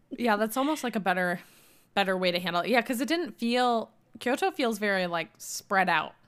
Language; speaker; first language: English; native; English